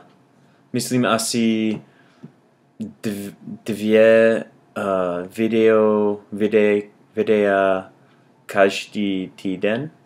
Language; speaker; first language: Czech; non-native, learner; English